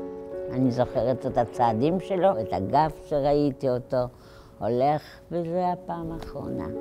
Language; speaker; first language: Hebrew; non-native, fluent; Polish